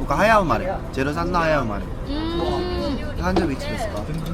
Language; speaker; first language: Japanese; non-native, learner; Korean